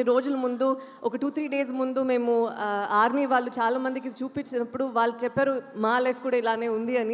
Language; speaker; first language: Telugu; non-native, local second language; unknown